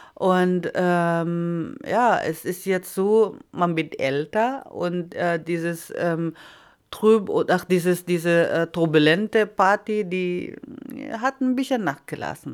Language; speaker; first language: German; non-native, fluent; Iloko